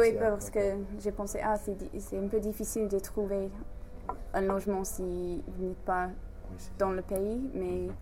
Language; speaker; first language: French; non-native, learner; English